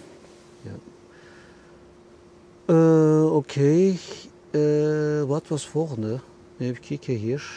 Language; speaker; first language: Dutch; non-native, fluent; Turkish